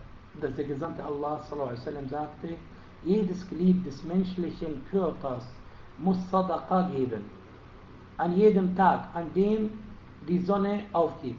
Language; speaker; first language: German; non-native, fluent; Arabic